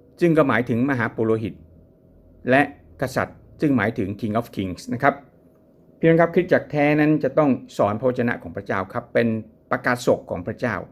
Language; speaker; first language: Thai; native; Thai